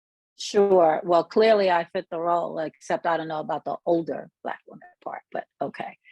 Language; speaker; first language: English; native; English